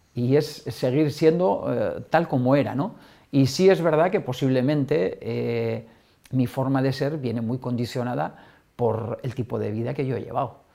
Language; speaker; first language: Spanish; native; Spanish